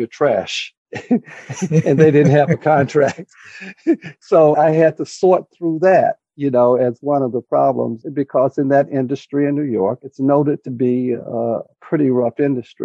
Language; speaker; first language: English; native; English